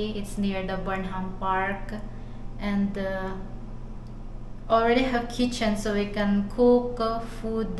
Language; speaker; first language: English; non-native, local second language; Filipino